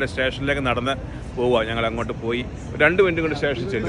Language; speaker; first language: Malayalam; native; Malayalam